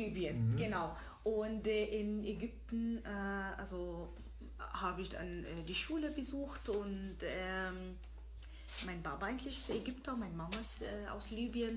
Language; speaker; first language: German; non-native, fluent; Arabic